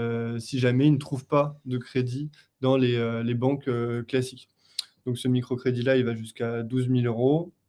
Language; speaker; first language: French; native; French